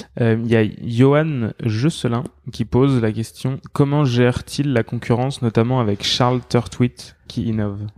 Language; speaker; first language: French; native; French